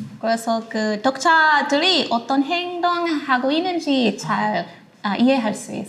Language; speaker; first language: Korean; non-native, learner; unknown